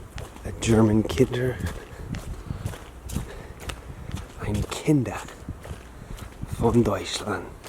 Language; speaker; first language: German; non-native, learner; English